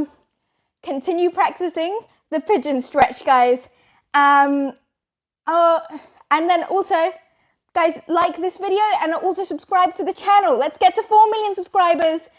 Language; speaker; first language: English; native; English